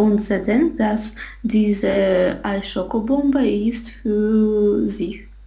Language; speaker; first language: German; non-native, learner; Russian